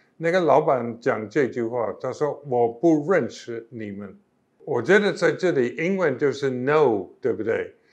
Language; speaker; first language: Chinese; non-native, fluent; English